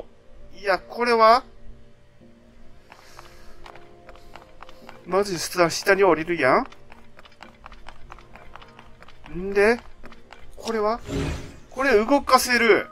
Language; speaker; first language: Japanese; native; Japanese